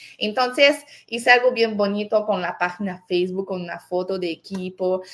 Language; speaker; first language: Spanish; non-native, fluent; French